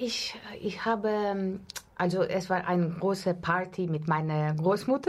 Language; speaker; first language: German; non-native, fluent; Russian